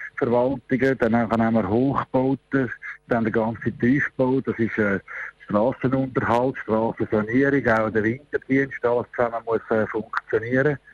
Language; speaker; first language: German; native; German